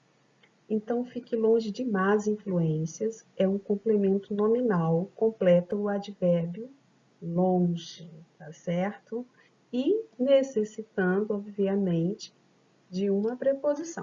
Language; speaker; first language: Portuguese; native; Portuguese